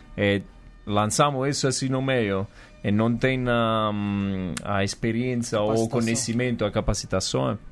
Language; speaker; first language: Portuguese; non-native, fluent; Italian